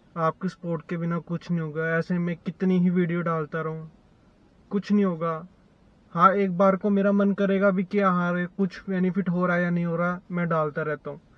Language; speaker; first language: Hindi; native; Hindi